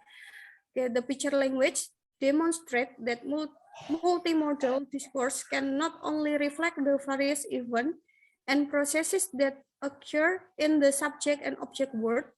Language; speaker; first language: English; non-native, learner; Indonesian